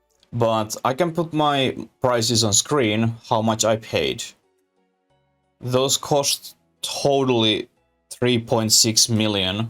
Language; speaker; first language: English; non-native, learner; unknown